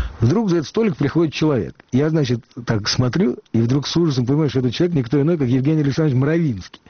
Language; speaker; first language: Russian; native; Russian